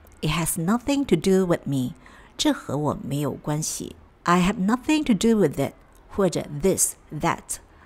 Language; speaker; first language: English; non-native, fluent; Chinese